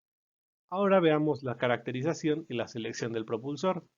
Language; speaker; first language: Spanish; native; Spanish